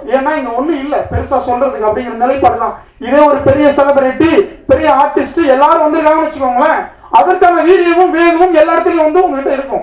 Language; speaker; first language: Tamil; native; Tamil